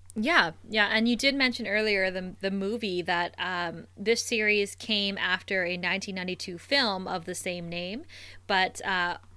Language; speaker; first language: English; native; English